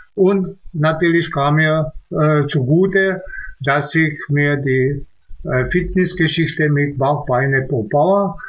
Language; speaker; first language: German; non-native, fluent; Czech